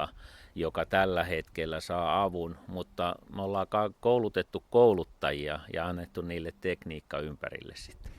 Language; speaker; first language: Finnish; native; Finnish